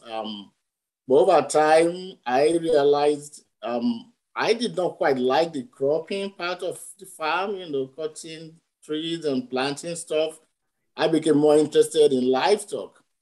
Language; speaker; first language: English; non-native, local second language; Yoruba